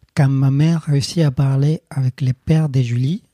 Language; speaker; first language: French; non-native, fluent; Spanish